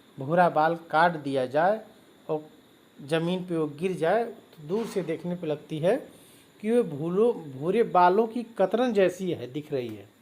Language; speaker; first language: Hindi; native; Hindi